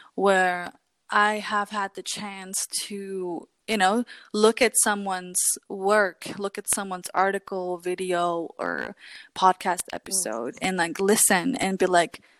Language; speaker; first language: English; early bilingual, other home language; Kurdish